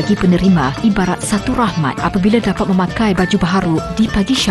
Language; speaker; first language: Malay; native; Malay